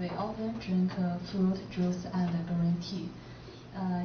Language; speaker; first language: English; non-native, learner; Chinese